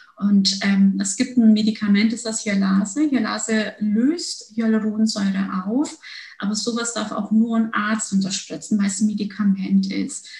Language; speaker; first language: German; early bilingual, other home language; Turkish